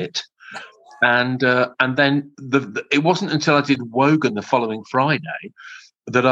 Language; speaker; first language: English; native; English